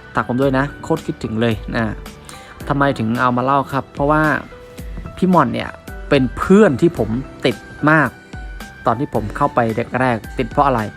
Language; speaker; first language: Thai; non-native, fluent; Khmer